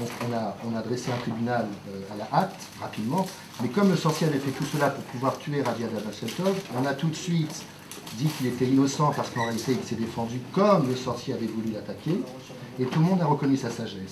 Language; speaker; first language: French; native; French